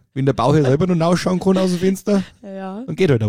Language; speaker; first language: German; native; German